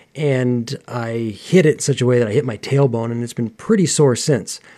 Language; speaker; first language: English; native; English